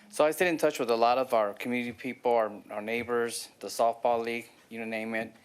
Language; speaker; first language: English; native; English